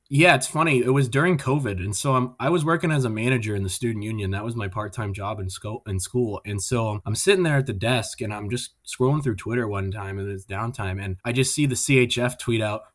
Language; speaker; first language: English; native; English